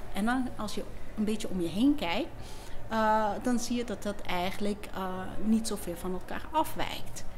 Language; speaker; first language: Dutch; non-native, fluent; English